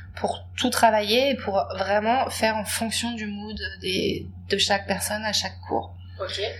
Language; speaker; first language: French; native; French